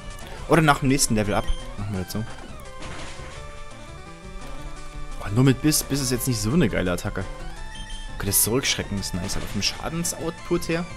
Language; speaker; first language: German; native; German